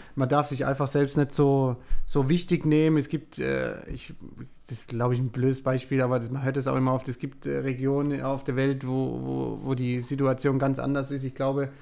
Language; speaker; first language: German; native; German